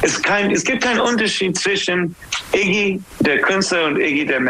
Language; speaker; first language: German; non-native, fluent; English